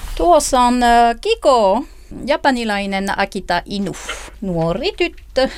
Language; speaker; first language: Finnish; non-native, learner; French